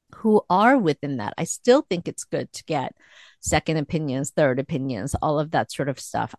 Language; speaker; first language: English; early bilingual, other home language; Korean